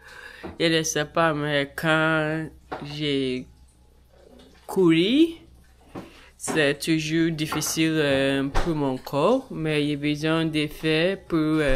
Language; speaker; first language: French; non-native, learner; English